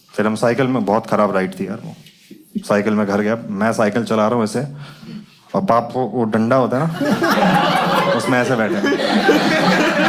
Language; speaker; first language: Hindi; native; Hindi